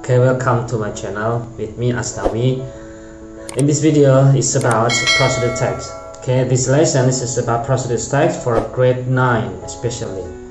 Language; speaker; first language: English; non-native, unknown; Indonesian